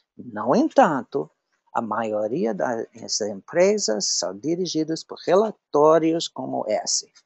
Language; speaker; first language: Portuguese; non-native, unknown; English